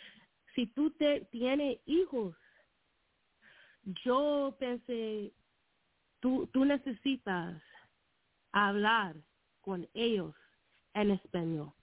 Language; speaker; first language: Spanish; non-native, learner; English